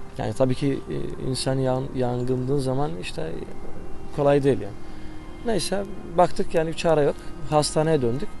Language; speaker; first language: Turkish; non-native, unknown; Arabic